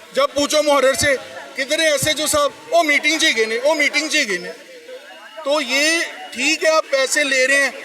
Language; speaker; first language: Urdu; non-native, local second language; Punjabi